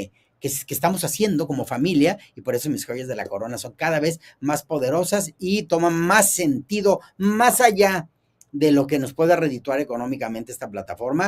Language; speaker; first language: Spanish; native; Spanish